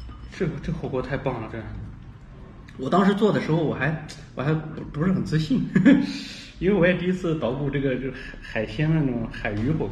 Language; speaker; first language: Chinese; native; Chinese